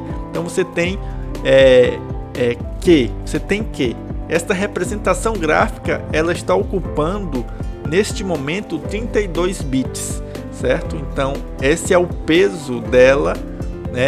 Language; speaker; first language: Portuguese; native; Portuguese